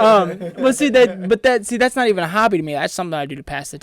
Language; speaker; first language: English; native; English